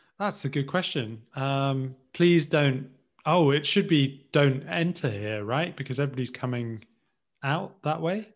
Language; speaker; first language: English; native; English